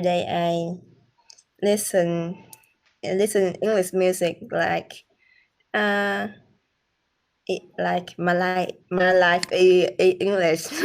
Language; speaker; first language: English; non-native, learner; Vietnamese